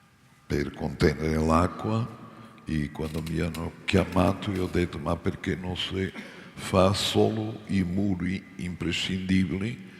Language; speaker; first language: Italian; non-native, fluent; Portuguese